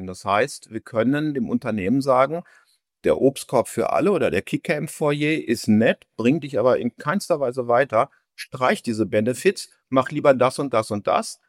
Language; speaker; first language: German; native; German